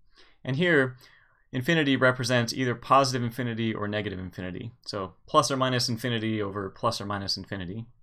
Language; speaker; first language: English; native; English